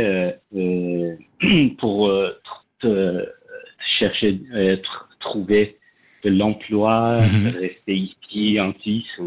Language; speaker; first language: French; non-native, fluent; Persian